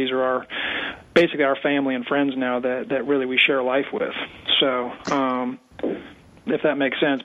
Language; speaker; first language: English; native; English